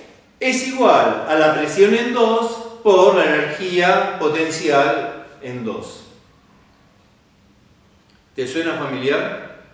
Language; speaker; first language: Spanish; native; Spanish